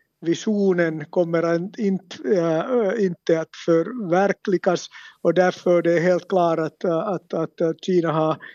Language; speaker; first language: Swedish; non-native, local second language; Finnish